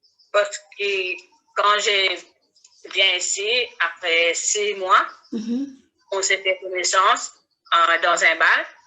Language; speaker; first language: French; non-native, learner; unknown